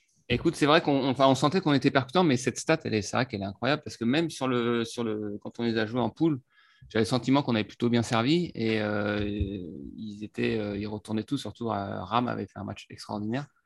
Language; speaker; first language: French; native; French